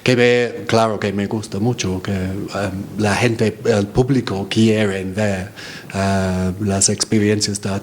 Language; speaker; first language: Spanish; non-native, fluent; English